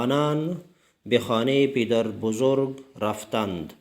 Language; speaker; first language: Persian; non-native, fluent; Urdu